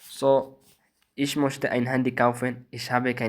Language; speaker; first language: German; non-native, fluent; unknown